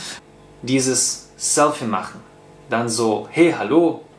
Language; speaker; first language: German; non-native, fluent; Russian